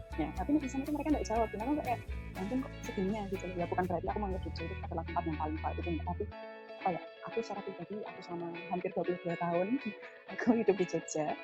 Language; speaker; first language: Indonesian; native; Indonesian